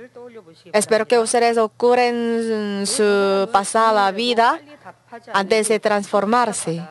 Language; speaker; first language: Spanish; non-native, learner; Korean